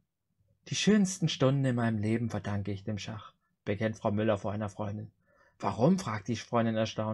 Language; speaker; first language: German; native; German